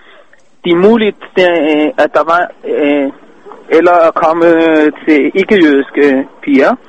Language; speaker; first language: Danish; non-native, fluent; Hebrew